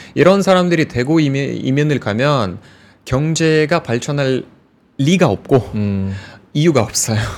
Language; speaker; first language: Korean; non-native, fluent; Russian